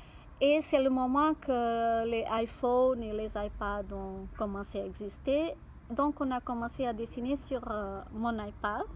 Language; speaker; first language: French; non-native, fluent; Portuguese